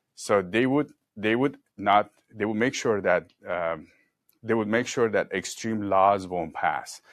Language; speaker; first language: English; non-native, fluent; Persian